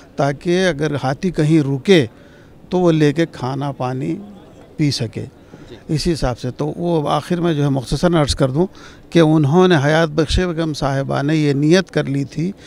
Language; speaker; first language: Hindi; non-native, local second language; Urdu